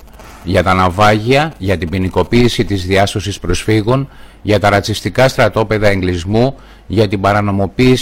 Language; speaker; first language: Greek; native; Greek